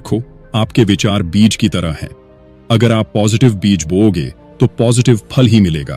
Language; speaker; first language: Hindi; native; Hindi